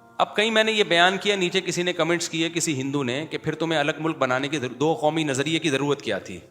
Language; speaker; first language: Urdu; native; Urdu